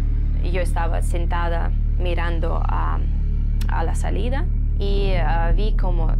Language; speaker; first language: Spanish; non-native, fluent; Russian